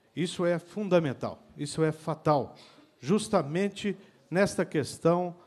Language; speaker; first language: Portuguese; native; Portuguese